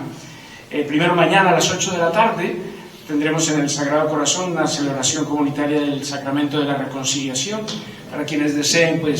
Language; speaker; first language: Spanish; native; Spanish